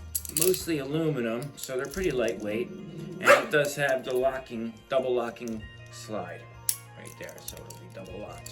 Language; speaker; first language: English; native; English